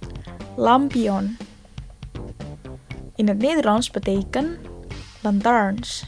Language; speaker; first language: Dutch; non-native, learner; Indonesian